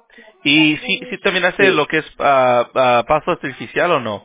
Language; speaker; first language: Spanish; early bilingual, heritage; Spanish